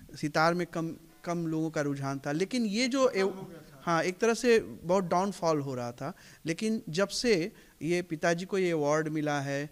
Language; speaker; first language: Hindi; native; Hindi